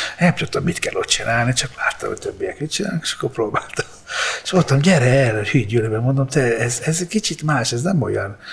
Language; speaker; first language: Hungarian; early bilingual, other home language; Italian